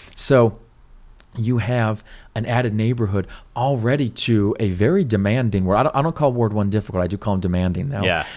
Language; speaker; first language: English; native; English